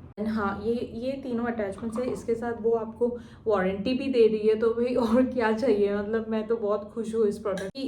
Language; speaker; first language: Hindi; non-native, local second language; Assamese